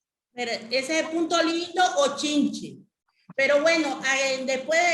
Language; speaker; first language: Spanish; native; Spanish